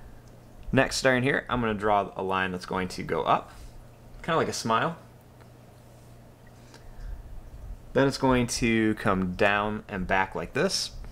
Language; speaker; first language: English; native; English